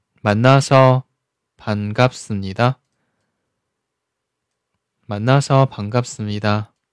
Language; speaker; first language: Korean; non-native, fluent; Chinese